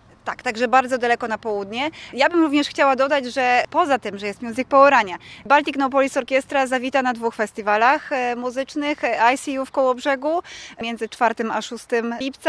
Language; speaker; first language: Polish; native; Polish